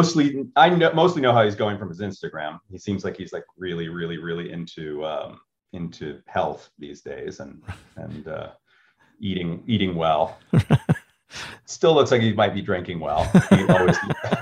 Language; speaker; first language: English; native; English